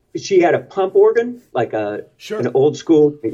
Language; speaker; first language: English; native; English